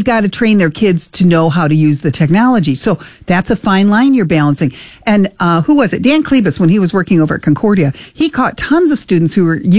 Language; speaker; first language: English; native; English